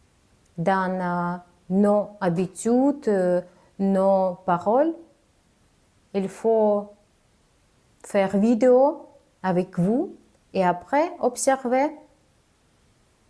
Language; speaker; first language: French; non-native, fluent; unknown